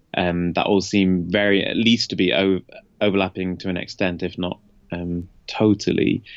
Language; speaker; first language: English; native; English